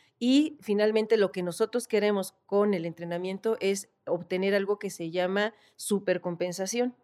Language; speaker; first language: Spanish; native; Spanish